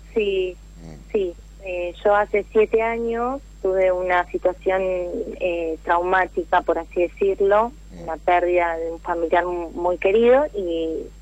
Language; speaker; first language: Spanish; native; Spanish